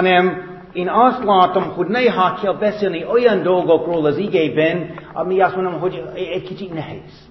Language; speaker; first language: Hungarian; non-native, fluent; English